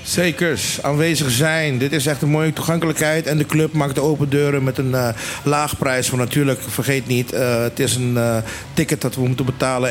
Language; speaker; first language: Dutch; non-native, local second language; Papiamento